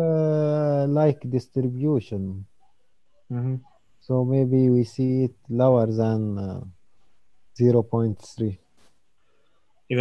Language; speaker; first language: English; non-native, learner; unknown